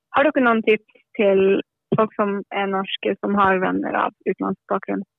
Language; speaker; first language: Norwegian; native; Norwegian